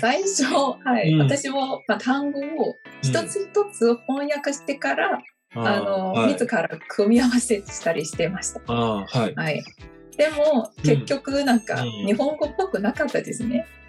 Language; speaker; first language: Japanese; non-native, fluent; Chinese